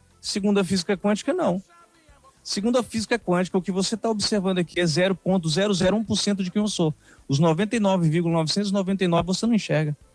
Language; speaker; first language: Portuguese; native; Portuguese